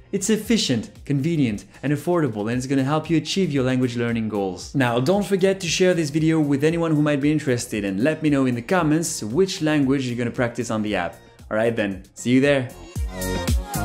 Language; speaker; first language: English; non-native, fluent; French